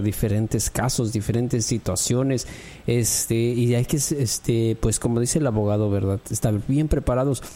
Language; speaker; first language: Spanish; native; Spanish